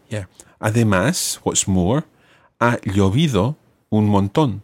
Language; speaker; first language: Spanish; non-native, fluent; English